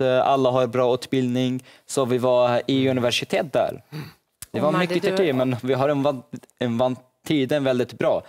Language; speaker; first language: Swedish; non-native, learner; Arabic